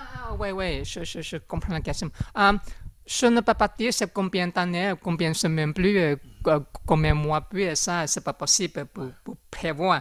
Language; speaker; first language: French; non-native, learner; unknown